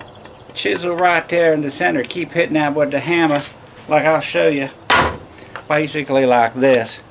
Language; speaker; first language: English; native; English